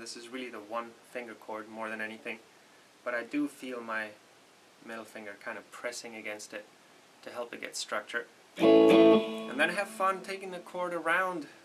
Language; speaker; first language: English; native; English